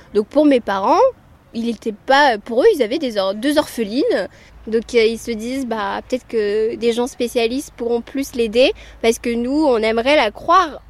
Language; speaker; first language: French; early bilingual, other home language; Amharic